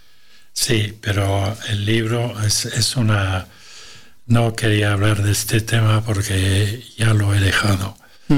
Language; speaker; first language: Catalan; non-native, learner; French